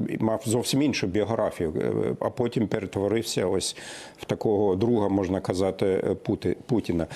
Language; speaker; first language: Ukrainian; non-native, fluent; German